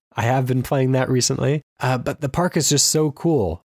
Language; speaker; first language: English; native; English